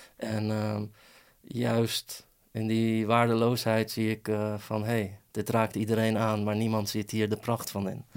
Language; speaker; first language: Dutch; early bilingual, other home language; Persian